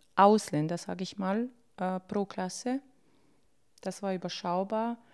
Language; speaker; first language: German; early bilingual, other home language; Bosnian